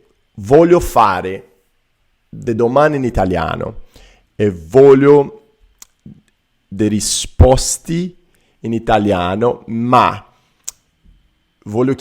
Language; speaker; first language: Italian; non-native, learner; Portuguese